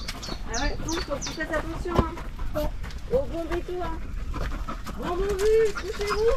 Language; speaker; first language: French; native; French